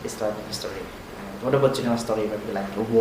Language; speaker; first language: English; non-native, fluent; Indonesian